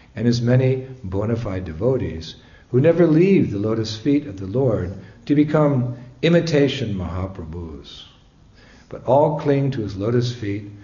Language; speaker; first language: English; native; English